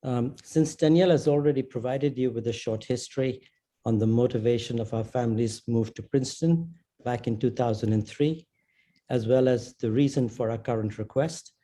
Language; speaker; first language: English; non-native, local second language; Hindi